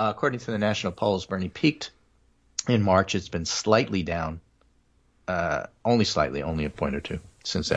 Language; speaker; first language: English; native; English